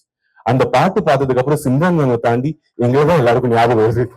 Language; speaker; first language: Tamil; native; Tamil